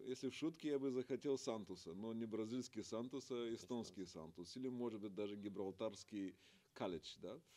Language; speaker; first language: Russian; non-native, fluent; Bulgarian